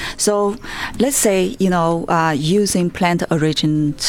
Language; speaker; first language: English; non-native, fluent; Chinese